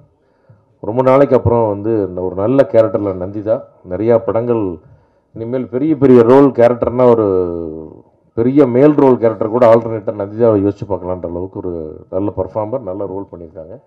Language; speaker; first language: Tamil; native; Tamil